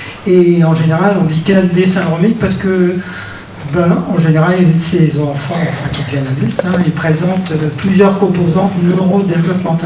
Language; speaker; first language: French; native; French